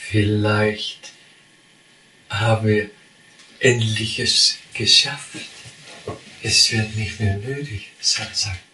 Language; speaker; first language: German; non-native, learner; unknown